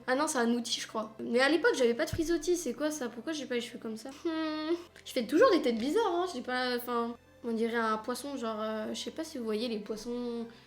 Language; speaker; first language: French; native; French